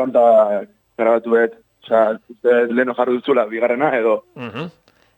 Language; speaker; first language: Basque; non-native, local second language; Spanish